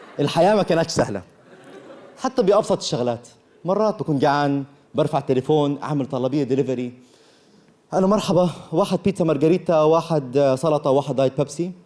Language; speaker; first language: Arabic; early bilingual, other home language; Korean